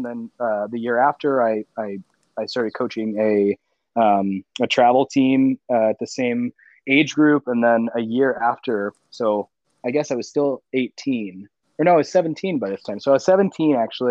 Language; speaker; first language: English; native; English